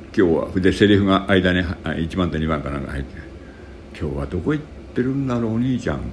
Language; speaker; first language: Japanese; native; Japanese